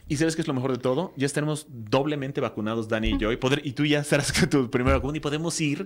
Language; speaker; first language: Spanish; native; Spanish